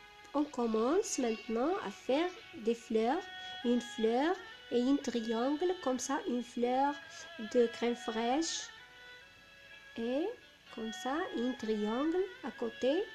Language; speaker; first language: French; non-native, local second language; Arabic